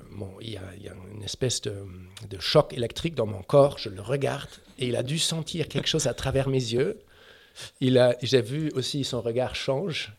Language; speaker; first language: French; non-native, fluent; German